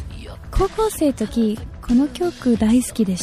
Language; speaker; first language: Japanese; non-native, learner; English